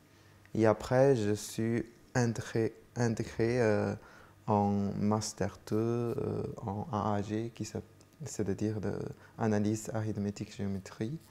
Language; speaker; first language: French; non-native, fluent; Chinese